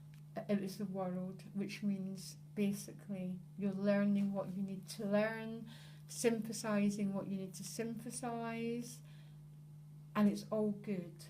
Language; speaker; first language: English; native; English